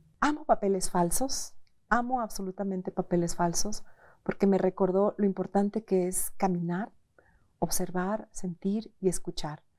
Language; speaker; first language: Spanish; native; Spanish